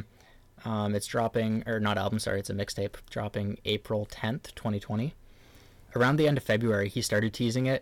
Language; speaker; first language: English; native; English